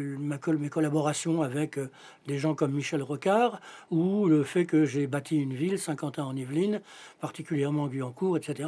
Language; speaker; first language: French; native; French